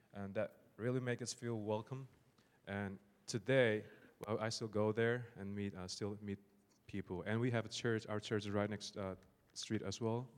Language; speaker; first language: English; non-native, fluent; Burmese